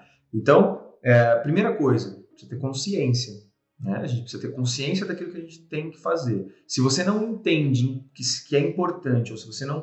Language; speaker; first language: Portuguese; native; Portuguese